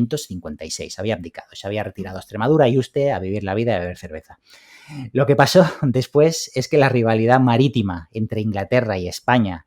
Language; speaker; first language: Spanish; native; Spanish